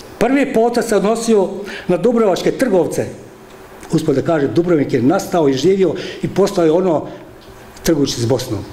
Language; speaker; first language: Croatian; native; Croatian